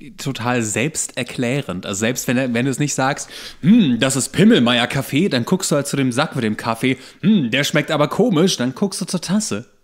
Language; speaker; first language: German; native; German